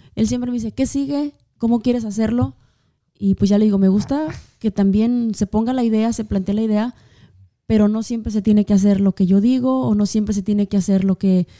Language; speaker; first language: Spanish; native; Spanish